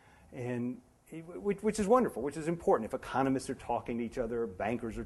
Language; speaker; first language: English; native; English